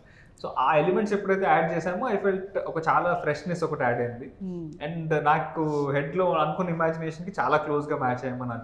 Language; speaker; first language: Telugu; native; Telugu